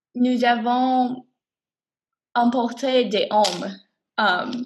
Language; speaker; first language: French; non-native, learner; English